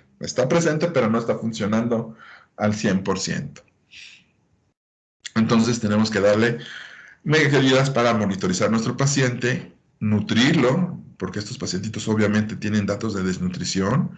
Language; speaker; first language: Spanish; native; Spanish